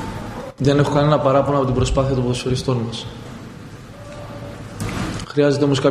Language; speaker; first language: Greek; native; Greek